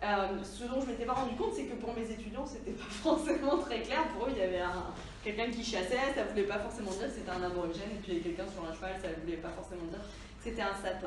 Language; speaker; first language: French; native; French